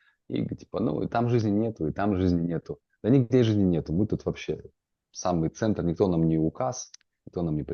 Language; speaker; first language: Russian; native; Russian